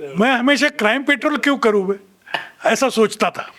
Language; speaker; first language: Hindi; non-native, local second language; Marathi